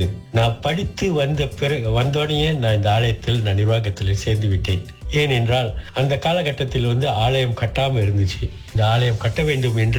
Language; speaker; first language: Tamil; early bilingual, heritage; Tamil